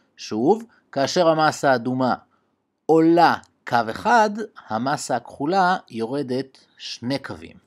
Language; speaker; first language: Hebrew; native; Hebrew